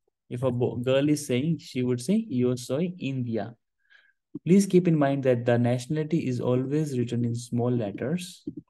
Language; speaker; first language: English; non-native, local second language; Hindi